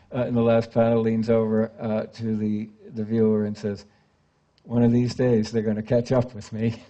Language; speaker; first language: English; native; English